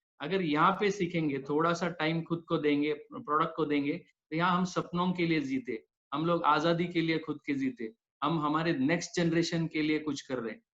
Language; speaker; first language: Hindi; non-native, local second language; Marathi